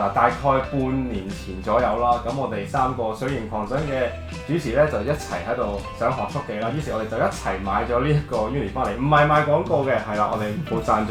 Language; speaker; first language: Cantonese; native; Cantonese